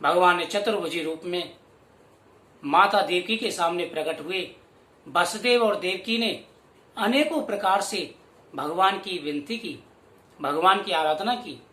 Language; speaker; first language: Hindi; native; Hindi